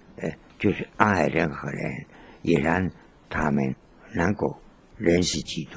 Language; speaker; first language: Chinese; non-native, learner; Spanish